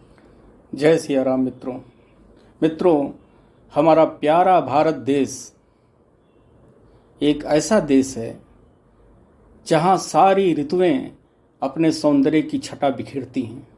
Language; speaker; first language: Hindi; native; Hindi